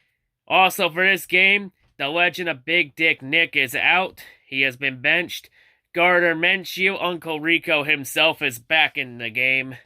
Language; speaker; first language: English; native; English